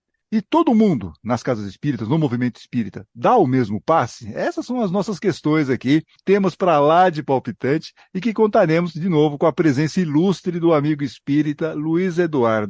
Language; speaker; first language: Portuguese; native; Portuguese